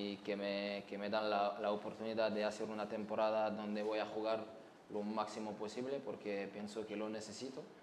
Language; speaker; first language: Spanish; non-native, fluent; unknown